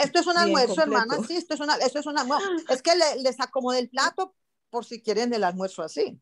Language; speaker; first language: Spanish; native; Spanish